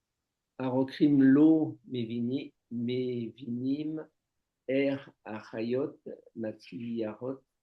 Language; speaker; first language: Hebrew; non-native, learner; French